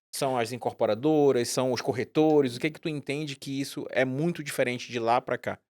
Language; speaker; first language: Portuguese; native; Portuguese